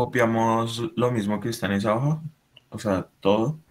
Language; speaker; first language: Spanish; native; Spanish